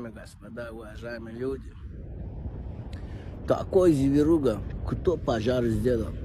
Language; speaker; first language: Russian; non-native, learner; Turkmen